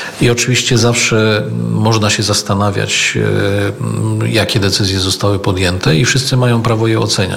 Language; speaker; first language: Polish; native; Polish